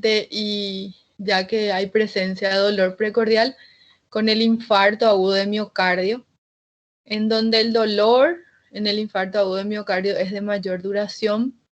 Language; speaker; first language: Spanish; native; Spanish